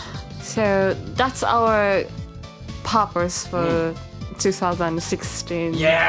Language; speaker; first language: English; non-native, fluent; Japanese